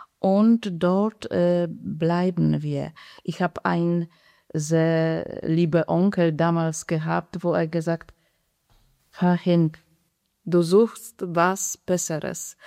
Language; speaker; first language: German; non-native, fluent; Polish